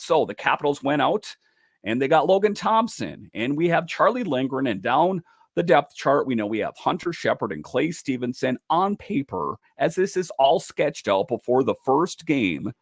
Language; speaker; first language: English; native; English